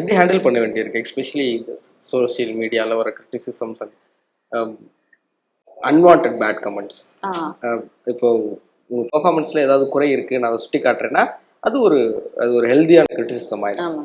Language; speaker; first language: Tamil; native; Tamil